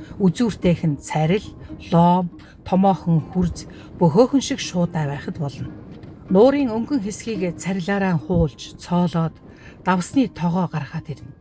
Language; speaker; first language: Mongolian; native; Mongolian